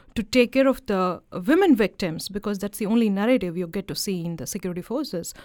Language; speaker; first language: English; non-native, local second language; Malayalam